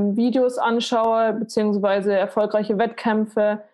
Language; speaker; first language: German; native; German